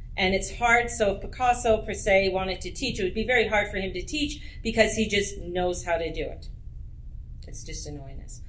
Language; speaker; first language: English; native; English